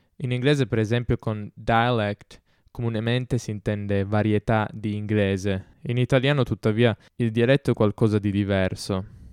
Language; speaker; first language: Italian; native; Italian